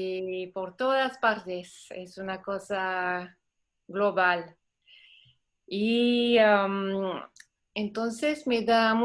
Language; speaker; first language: Spanish; non-native, fluent; French